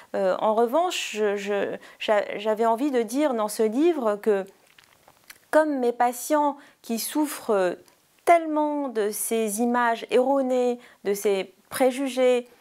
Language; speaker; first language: French; non-native, local second language; Arabic